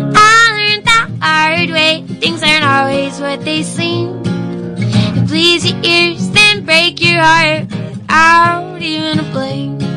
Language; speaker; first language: English; native; English